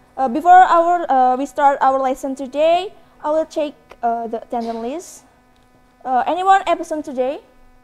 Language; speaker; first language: English; non-native, learner; Indonesian